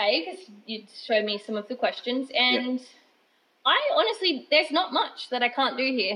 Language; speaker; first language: English; native; English